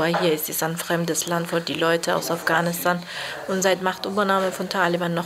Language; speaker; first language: German; non-native, learner; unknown